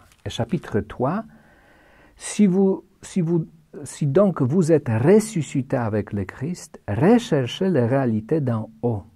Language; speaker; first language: French; non-native, fluent; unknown